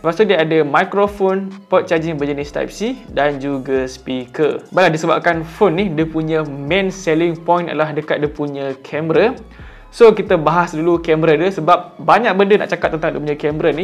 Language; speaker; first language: Malay; native; Malay